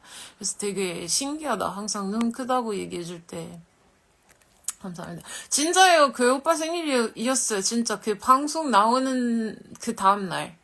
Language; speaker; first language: Korean; non-native, fluent; French